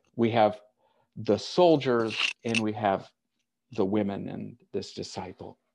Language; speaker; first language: English; native; English